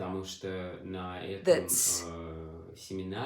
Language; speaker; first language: Russian; native; Russian